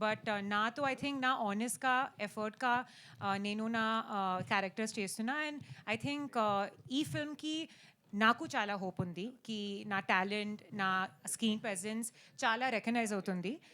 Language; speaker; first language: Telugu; non-native, learner; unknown